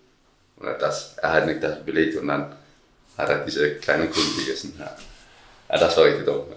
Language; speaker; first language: German; non-native, learner; Danish